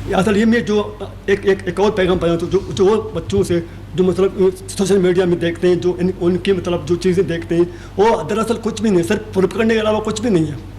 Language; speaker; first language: Urdu; non-native, local second language; Baluchi